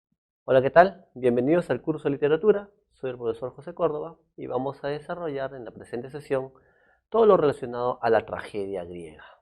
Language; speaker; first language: Spanish; native; Spanish